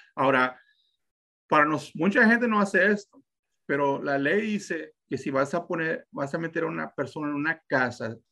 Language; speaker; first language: Spanish; early bilingual, heritage; Spanish